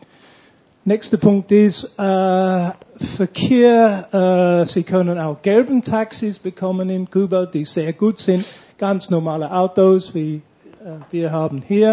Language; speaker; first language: German; non-native, fluent; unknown